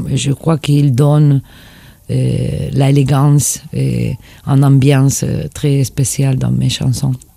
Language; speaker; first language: French; non-native, fluent; Spanish